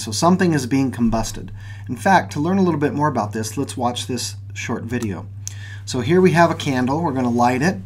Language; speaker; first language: English; native; English